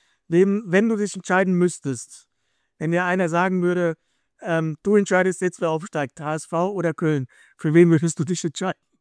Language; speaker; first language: German; native; German